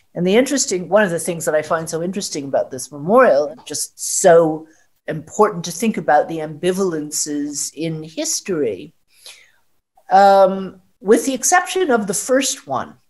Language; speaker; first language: English; native; English